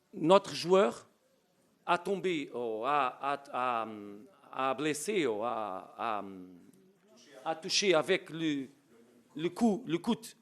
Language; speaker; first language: French; non-native, learner; Portuguese